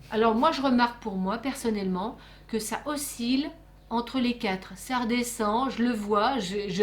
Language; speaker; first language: French; native; French